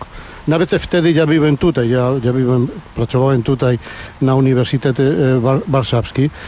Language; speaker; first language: Polish; non-native, learner; Spanish